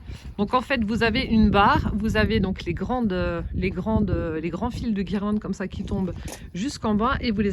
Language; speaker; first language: French; native; French